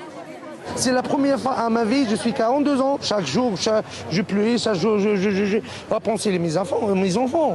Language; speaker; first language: French; non-native, learner; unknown